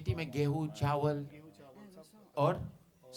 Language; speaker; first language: Hindi; non-native, fluent; English